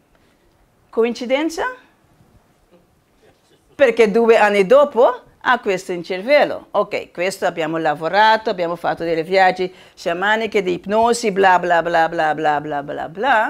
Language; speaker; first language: Italian; non-native, learner; Spanish